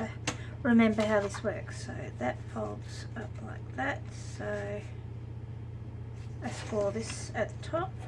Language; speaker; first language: English; native; English